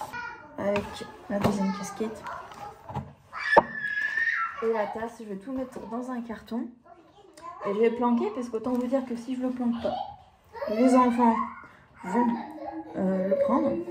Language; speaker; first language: French; native; French